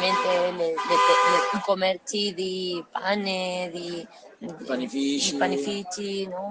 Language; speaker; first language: Italian; non-native, learner; Spanish